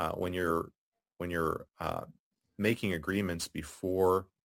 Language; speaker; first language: English; native; English